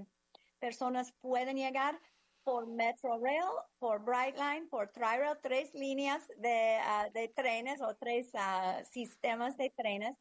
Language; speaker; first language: Spanish; non-native, fluent; English